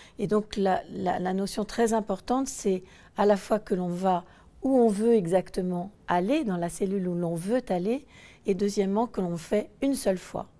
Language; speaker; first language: French; native; French